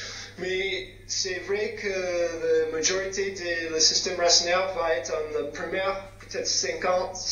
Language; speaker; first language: French; non-native, fluent; English